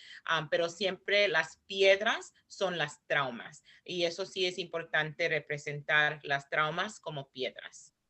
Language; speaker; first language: Spanish; early bilingual, heritage; Spanish